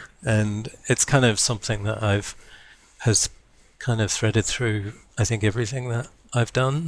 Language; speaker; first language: English; native; English